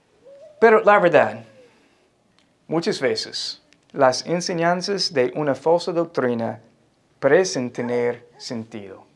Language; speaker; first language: Spanish; non-native, fluent; English